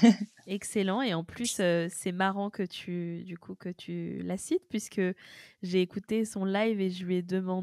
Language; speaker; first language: French; native; French